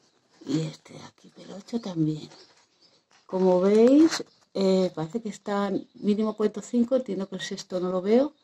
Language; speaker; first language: Spanish; native; Spanish